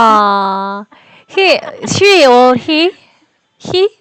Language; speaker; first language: English; non-native, learner; Korean